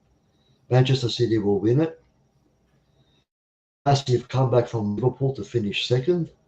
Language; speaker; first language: English; native; English